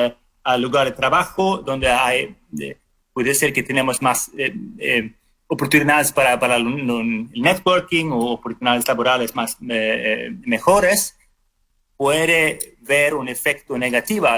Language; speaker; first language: Spanish; non-native, fluent; Swedish